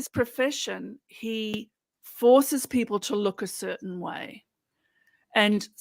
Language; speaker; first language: English; native; English